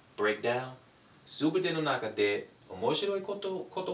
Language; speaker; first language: Japanese; non-native, fluent; English